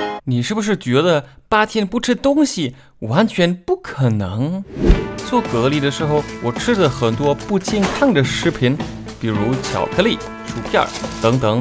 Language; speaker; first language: Chinese; non-native, fluent; German